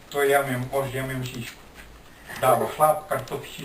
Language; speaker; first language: Bulgarian; non-native, learner; Finnish